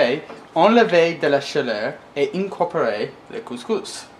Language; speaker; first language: French; non-native, learner; English